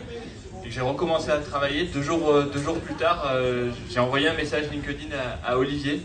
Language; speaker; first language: French; native; French